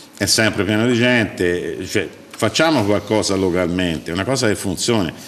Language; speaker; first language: Italian; native; Italian